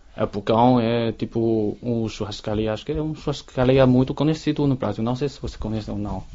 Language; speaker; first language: Portuguese; non-native, fluent; Chinese